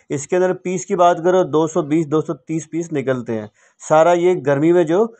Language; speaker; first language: Urdu; native; Urdu